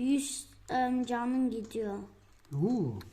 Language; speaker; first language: Turkish; early bilingual, heritage; Turkish